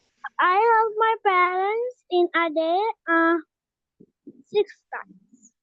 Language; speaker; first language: English; non-native, learner; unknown